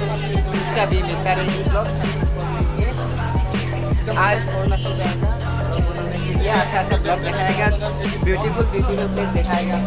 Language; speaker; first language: Hindi; non-native, local second language; Assamese